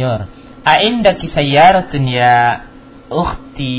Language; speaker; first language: Arabic; non-native, fluent; Indonesian